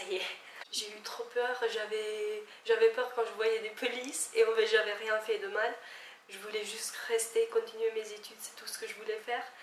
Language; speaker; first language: French; non-native, fluent; Albanian